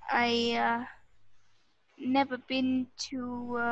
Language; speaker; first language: English; non-native, learner; Vietnamese